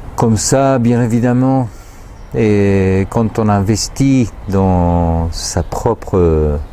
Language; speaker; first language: French; non-native, fluent; Spanish